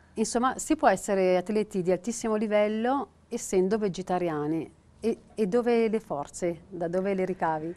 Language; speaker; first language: Italian; native; Italian